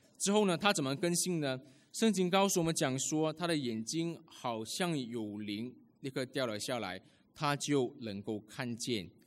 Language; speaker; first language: Chinese; early bilingual, heritage; Chinese